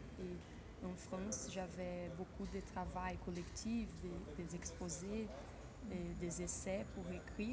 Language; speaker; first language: French; non-native, fluent; Portuguese